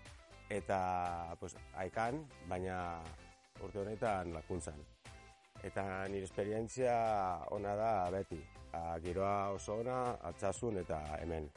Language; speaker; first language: Basque; non-native, local second language; Spanish